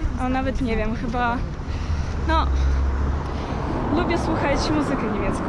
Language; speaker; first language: Polish; early bilingual, heritage; Russian